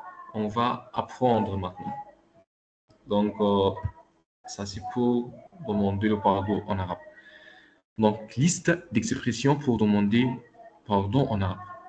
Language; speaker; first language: French; non-native, local second language; Arabic